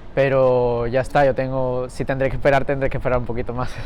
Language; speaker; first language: Spanish; early bilingual, other home language; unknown